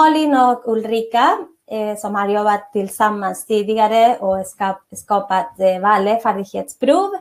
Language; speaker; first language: Swedish; non-native, fluent; Spanish